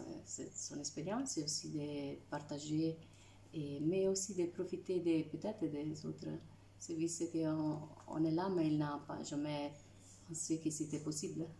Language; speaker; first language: French; non-native, fluent; Italian